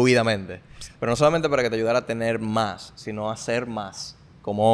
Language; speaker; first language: Spanish; native; Spanish